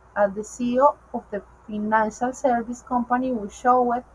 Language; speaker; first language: English; non-native, learner; Spanish